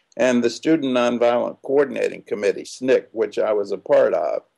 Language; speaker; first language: English; native; English